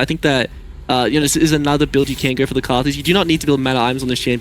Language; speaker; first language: English; native; English